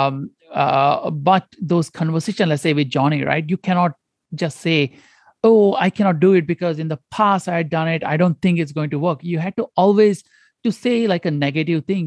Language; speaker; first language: English; non-native, local second language; Konkani